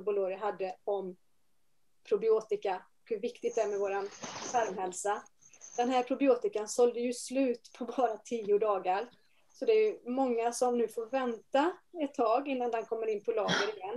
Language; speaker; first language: Swedish; native; Swedish